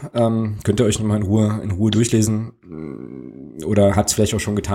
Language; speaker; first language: German; native; German